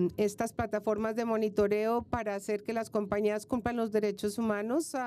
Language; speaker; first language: Spanish; non-native, fluent; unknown